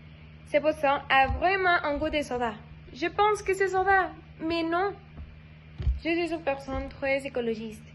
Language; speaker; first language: French; non-native, learner; Spanish